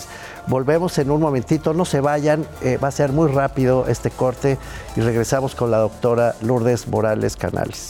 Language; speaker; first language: Spanish; native; Spanish